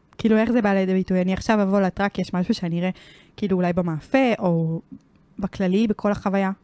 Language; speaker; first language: Hebrew; native; Hebrew